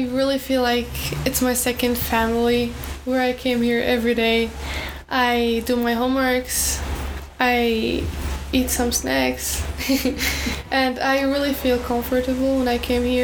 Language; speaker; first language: English; early bilingual, other home language; Arabic